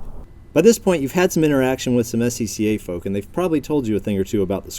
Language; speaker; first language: English; native; English